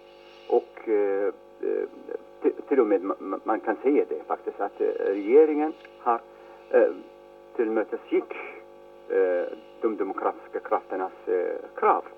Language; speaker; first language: Swedish; non-native, fluent; Arabic